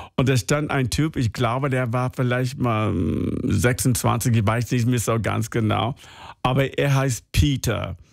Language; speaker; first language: German; non-native, fluent; English